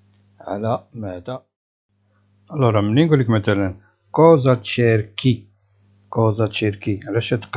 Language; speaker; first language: Italian; non-native, fluent; Arabic